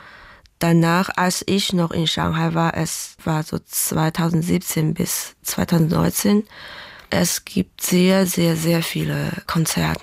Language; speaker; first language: German; non-native, fluent; Chinese